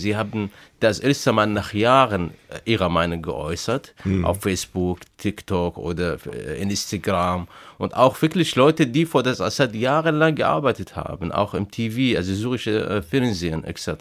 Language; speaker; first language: German; non-native, fluent; Arabic